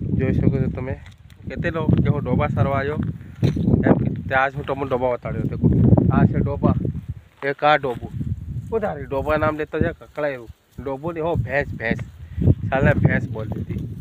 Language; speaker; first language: Gujarati; non-native, local second language; Bhili